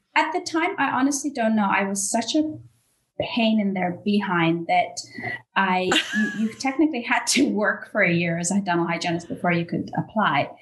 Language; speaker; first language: English; native; English